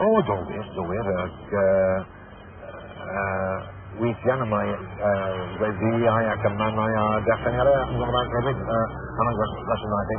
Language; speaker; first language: Welsh; non-native, learner; English